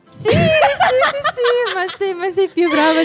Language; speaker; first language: Italian; non-native, fluent; Russian